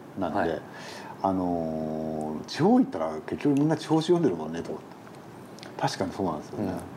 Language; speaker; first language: Japanese; native; Japanese